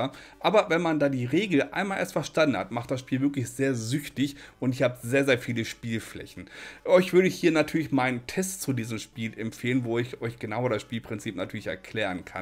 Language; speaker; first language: German; native; German